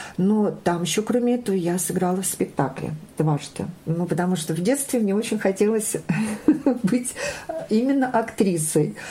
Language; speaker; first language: Russian; native; Russian